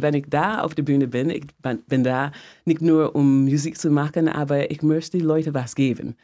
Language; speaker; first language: German; non-native, fluent; English